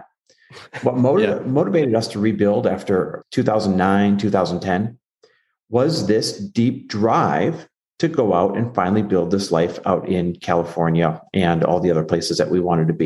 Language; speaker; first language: English; native; English